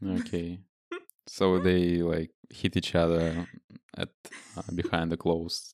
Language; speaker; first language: English; non-native, fluent; Russian